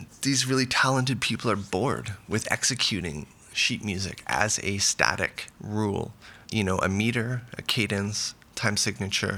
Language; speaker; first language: English; native; English